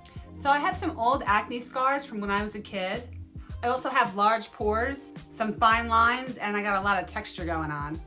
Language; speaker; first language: English; native; English